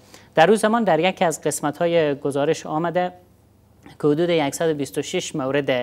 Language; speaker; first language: Persian; native; Persian